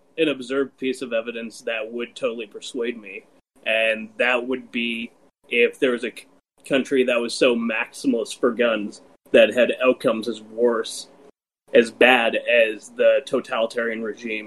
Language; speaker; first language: English; native; English